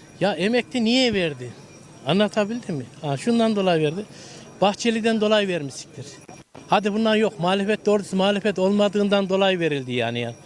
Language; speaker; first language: Turkish; native; Turkish